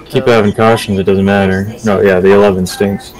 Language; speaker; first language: English; native; English